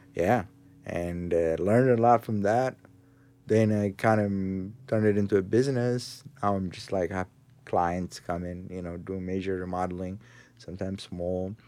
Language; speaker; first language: English; non-native, fluent; Tigrinya